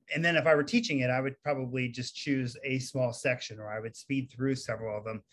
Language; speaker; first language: English; native; English